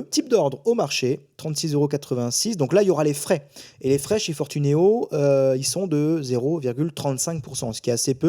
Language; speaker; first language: French; native; French